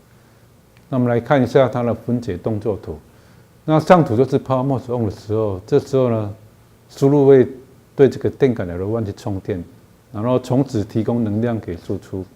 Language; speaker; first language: Chinese; native; Chinese